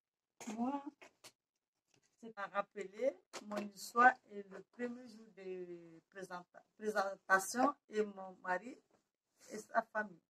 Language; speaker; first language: French; non-native, learner; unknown